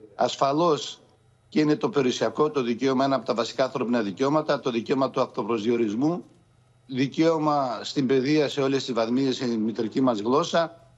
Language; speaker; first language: Greek; native; Greek